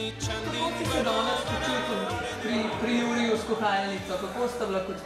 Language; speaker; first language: Slovenian; native; Slovenian